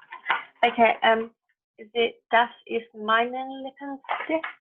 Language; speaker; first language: German; non-native, learner; English